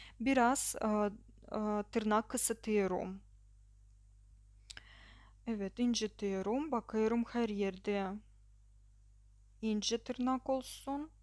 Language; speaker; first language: Turkish; non-native, learner; Russian